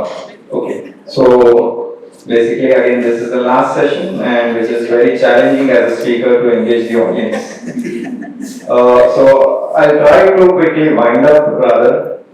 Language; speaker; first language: English; non-native, local second language; Hindi